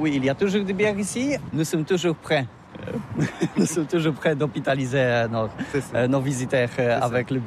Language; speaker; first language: French; non-native, learner; Polish